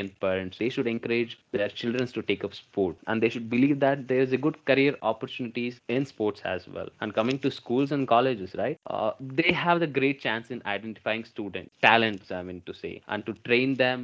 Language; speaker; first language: English; non-native, local second language; Kannada